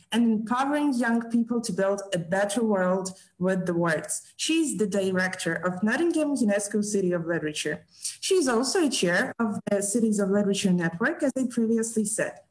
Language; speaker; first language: English; non-native, fluent; Ukrainian